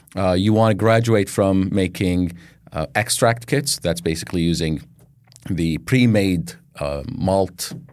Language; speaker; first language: English; non-native, fluent; Arabic